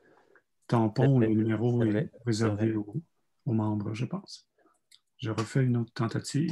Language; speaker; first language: French; native; French